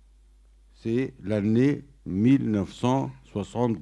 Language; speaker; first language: French; non-native, learner; Arabic